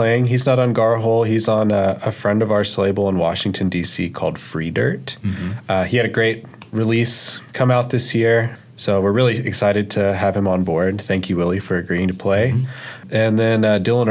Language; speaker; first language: English; native; English